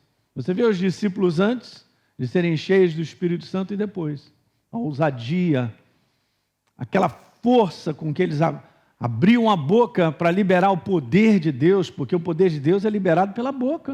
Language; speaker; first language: Portuguese; native; Portuguese